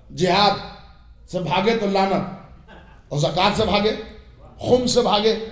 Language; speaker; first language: Urdu; native; Urdu